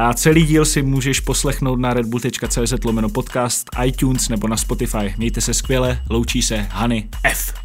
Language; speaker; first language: Czech; native; Czech